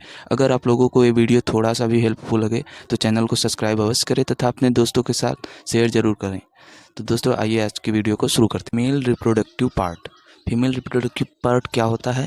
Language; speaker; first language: Hindi; native; Hindi